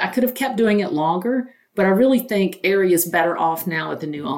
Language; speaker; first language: English; native; English